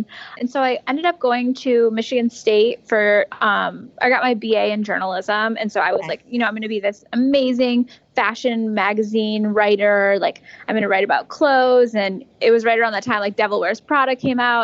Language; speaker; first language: English; native; English